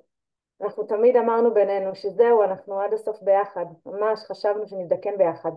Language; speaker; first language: Hebrew; native; Hebrew